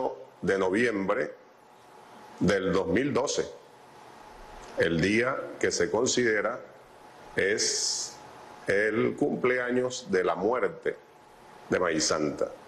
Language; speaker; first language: Spanish; native; Spanish